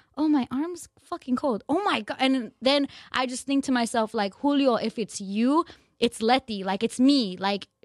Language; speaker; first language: English; native; English